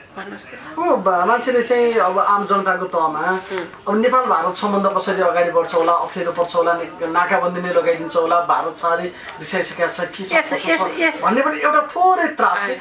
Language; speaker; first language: Nepali; native; Nepali